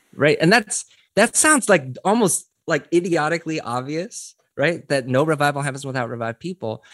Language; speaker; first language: English; early bilingual, other home language; Korean